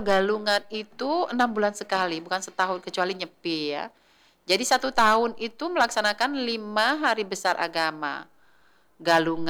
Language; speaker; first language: Indonesian; native; Indonesian